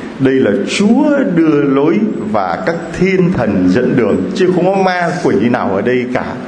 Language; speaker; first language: Vietnamese; native; Vietnamese